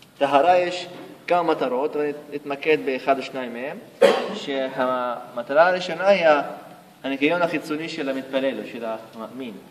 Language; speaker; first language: Hebrew; non-native, local second language; Arabic